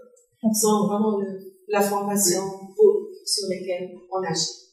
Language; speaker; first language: French; non-native, fluent; German